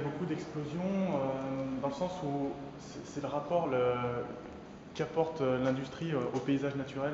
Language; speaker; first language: French; native; French